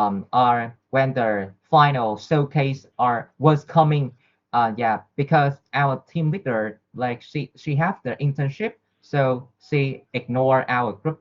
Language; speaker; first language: English; non-native, learner; Vietnamese